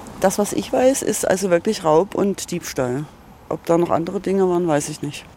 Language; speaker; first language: German; native; German